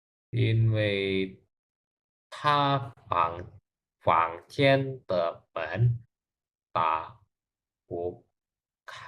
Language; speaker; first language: Chinese; non-native, learner; Indonesian